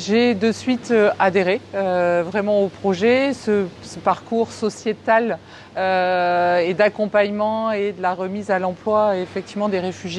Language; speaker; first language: French; native; French